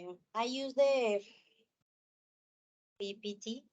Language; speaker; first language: English; non-native, learner; Spanish